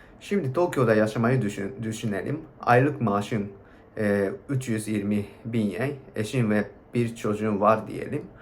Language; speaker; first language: Turkish; non-native, fluent; Japanese